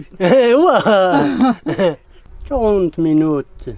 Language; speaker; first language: French; non-native, learner; Arabic